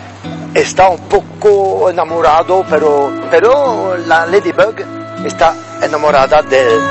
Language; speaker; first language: Spanish; non-native, learner; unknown